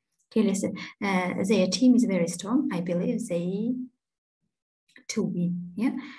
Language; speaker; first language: English; non-native, fluent; Kazakh